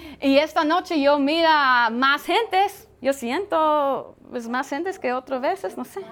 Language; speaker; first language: Spanish; non-native, learner; English